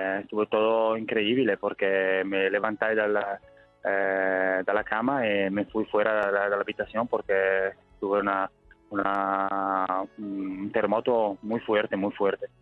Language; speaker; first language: Spanish; non-native, learner; Italian